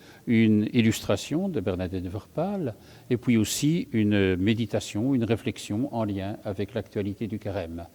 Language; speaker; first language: French; native; French